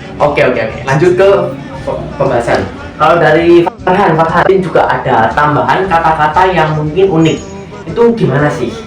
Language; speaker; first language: Indonesian; native; Indonesian